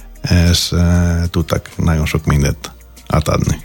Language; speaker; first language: Hungarian; non-native, fluent; Greek